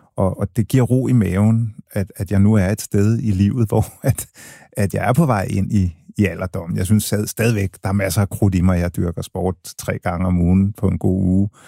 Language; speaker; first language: Danish; early bilingual, other home language; English